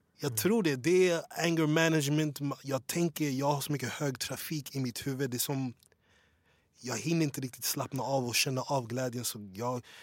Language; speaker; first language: Swedish; early bilingual, other home language; English